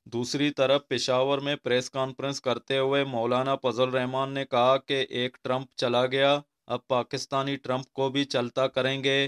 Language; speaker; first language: Urdu; non-native, local second language; Baluchi